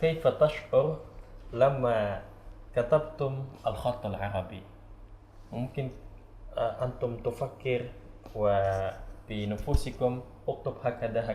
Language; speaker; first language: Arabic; non-native, learner; Indonesian